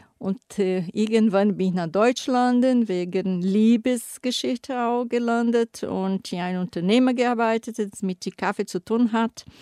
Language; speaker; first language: German; non-native, fluent; Portuguese